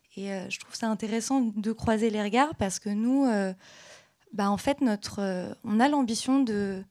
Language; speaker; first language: French; native; French